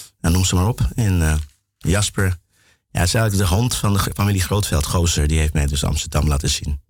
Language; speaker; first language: Dutch; early bilingual, other home language; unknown